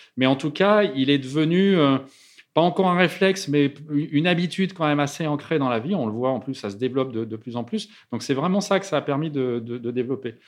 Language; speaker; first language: French; native; French